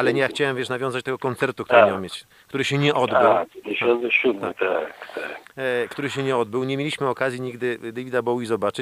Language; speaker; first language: Polish; native; Polish